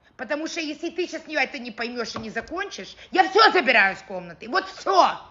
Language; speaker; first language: Russian; early bilingual, other home language; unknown